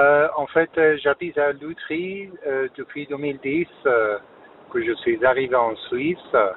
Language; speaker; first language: French; non-native, fluent; Persian